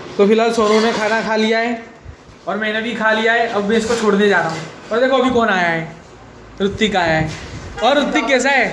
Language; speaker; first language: Hindi; non-native, local second language; Marathi